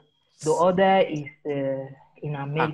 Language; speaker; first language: English; non-native, learner; French